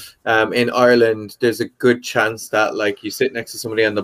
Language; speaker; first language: English; native; English